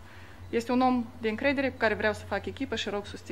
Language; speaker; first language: Romanian; native; Romanian